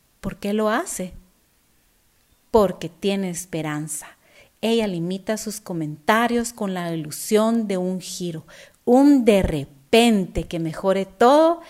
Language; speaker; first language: Spanish; native; Spanish